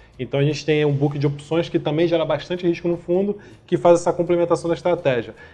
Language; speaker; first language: Portuguese; native; Portuguese